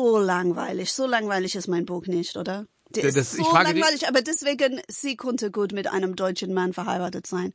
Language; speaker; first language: German; non-native, fluent; English